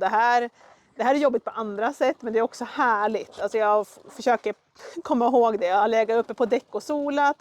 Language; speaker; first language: Swedish; native; Swedish